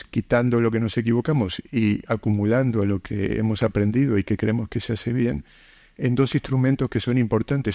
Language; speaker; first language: Spanish; native; Spanish